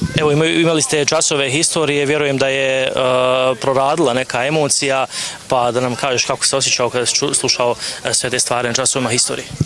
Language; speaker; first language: Bosnian; native; Bosnian